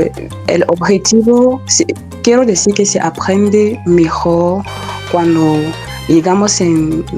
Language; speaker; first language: Spanish; non-native, fluent; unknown